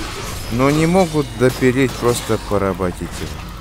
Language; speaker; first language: Russian; native; Russian